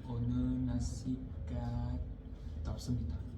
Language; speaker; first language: Korean; non-native, learner; Vietnamese